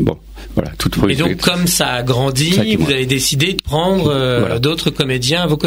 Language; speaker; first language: French; native; French